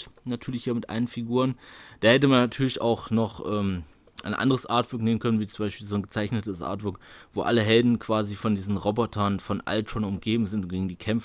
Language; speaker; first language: German; native; German